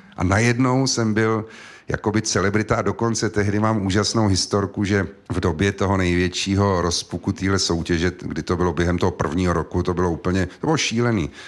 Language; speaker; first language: Czech; native; Czech